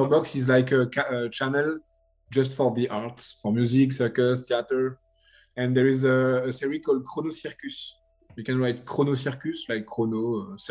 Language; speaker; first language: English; non-native, learner; French